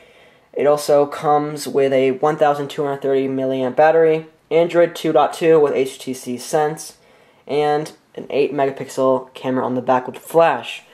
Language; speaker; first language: English; native; English